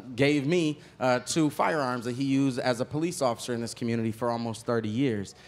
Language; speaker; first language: English; native; English